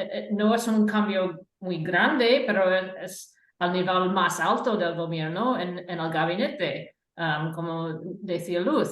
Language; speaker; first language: Spanish; non-native, fluent; English